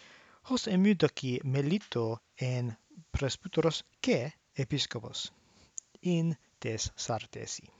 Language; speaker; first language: Greek; non-native, learner; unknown